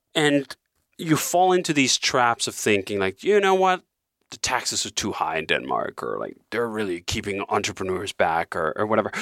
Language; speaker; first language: English; non-native, fluent; Danish